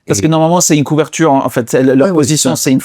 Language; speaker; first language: French; non-native, fluent; English